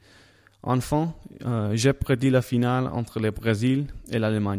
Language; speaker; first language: French; non-native, learner; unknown